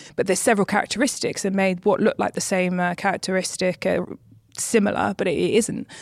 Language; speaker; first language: English; native; English